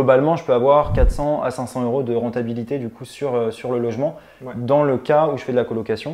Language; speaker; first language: French; native; French